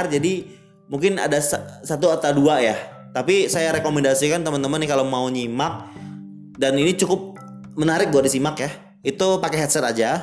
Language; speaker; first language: Indonesian; native; Indonesian